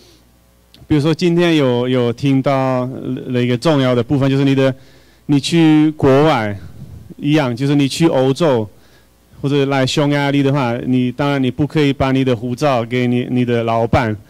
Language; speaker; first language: Chinese; non-native, fluent; Hungarian